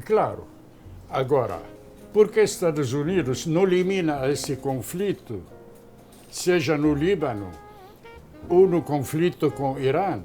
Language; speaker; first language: Portuguese; non-native, fluent; Arabic